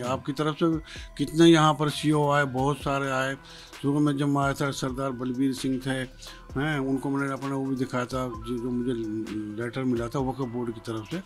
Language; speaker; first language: Hindi; native; Hindi